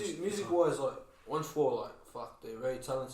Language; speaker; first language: English; native; English